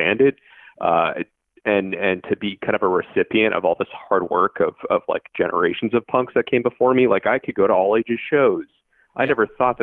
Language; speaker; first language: English; native; English